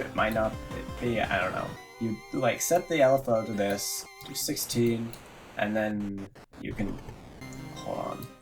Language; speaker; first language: English; native; English